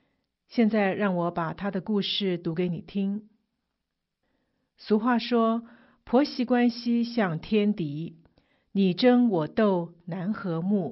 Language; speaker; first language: Chinese; native; Chinese